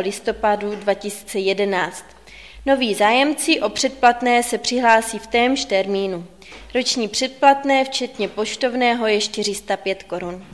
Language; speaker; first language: Czech; native; Czech